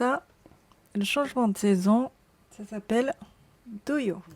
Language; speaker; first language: French; non-native, learner; Japanese